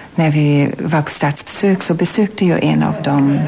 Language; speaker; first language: Swedish; non-native, fluent; German